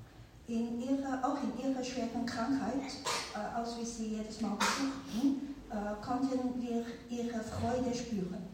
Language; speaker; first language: German; non-native, fluent; Chinese